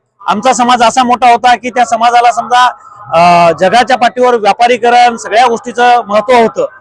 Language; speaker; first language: Marathi; non-native, local second language; Lambadi